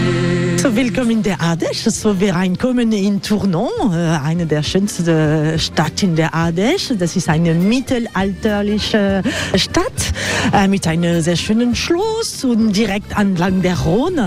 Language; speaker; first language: German; non-native, fluent; French